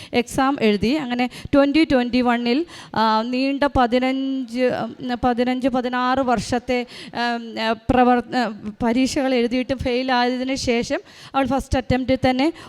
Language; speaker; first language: Malayalam; native; Malayalam